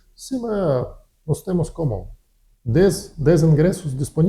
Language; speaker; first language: Portuguese; non-native, learner; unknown